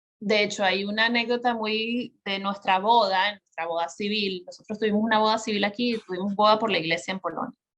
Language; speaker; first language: Spanish; native; Spanish